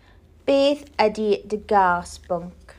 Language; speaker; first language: Welsh; non-native, local second language; English